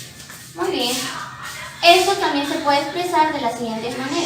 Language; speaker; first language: Spanish; native; Spanish